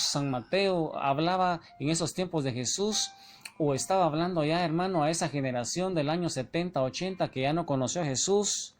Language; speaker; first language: Spanish; native; Spanish